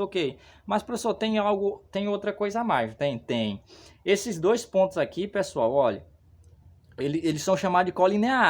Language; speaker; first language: Portuguese; native; Portuguese